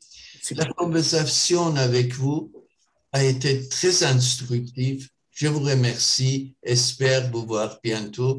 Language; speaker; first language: French; non-native, fluent; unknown